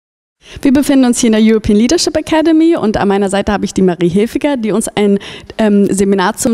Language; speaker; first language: German; native; German